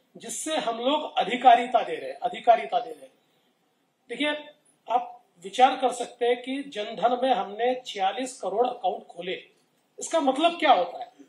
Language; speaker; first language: Hindi; non-native, local second language; Marathi